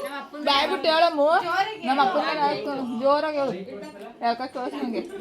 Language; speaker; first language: Kannada; native; Kannada